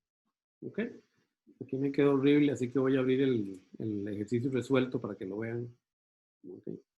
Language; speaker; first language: Spanish; native; Spanish